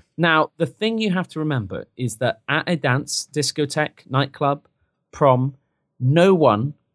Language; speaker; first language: English; native; English